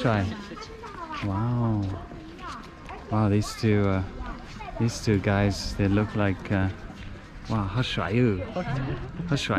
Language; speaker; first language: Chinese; non-native, learner; English